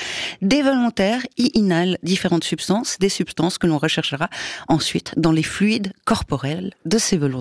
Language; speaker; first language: French; native; French